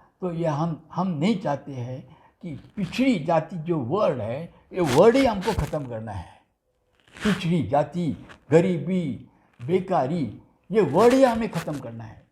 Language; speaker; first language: Hindi; non-native, local second language; Gujarati